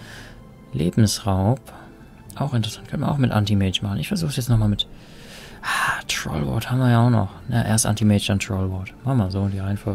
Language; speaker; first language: German; native; German